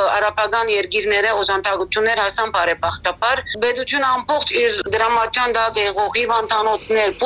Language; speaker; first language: Armenian; early bilingual, heritage; Armenian